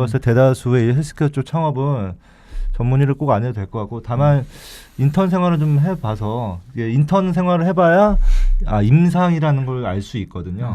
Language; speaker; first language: Korean; native; Korean